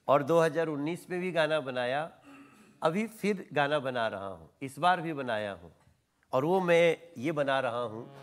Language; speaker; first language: Hindi; native; Hindi